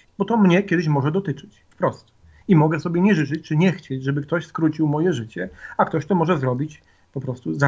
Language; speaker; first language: Polish; native; Polish